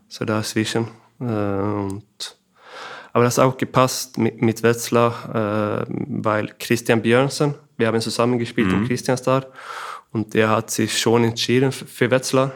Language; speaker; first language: German; non-native, fluent; Swedish